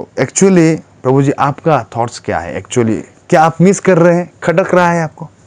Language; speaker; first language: Hindi; non-native, fluent; Bangla